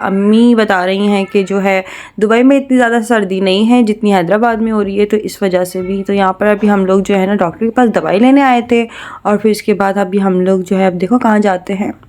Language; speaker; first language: Urdu; native; Urdu